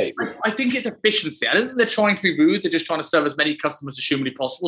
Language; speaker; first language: English; native; English